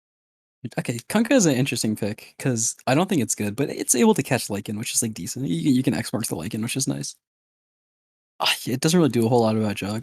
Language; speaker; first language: English; native; English